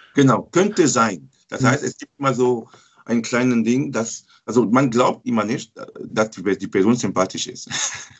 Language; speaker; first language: German; non-native, learner; French